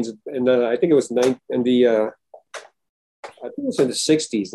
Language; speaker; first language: English; early bilingual, other home language; Filipino